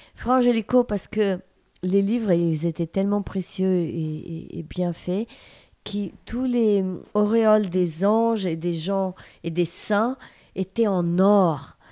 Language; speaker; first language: French; non-native, fluent; Portuguese